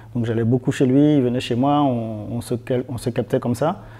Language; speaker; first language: French; native; French